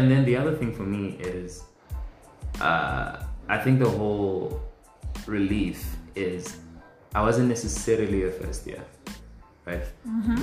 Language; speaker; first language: English; non-native, local second language; Tswana